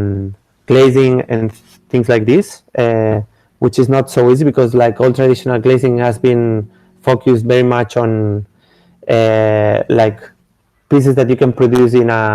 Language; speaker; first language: English; non-native, fluent; Spanish